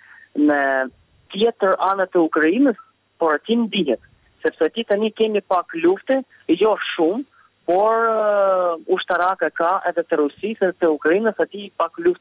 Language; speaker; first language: Albanian; early bilingual, heritage; Albanian